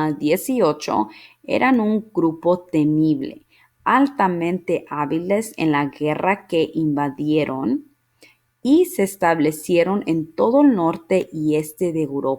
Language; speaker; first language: Spanish; early bilingual, heritage; Spanish